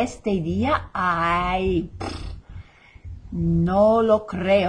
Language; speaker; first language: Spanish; non-native, fluent; English